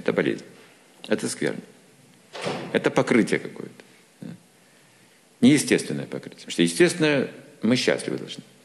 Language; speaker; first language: Russian; native; Russian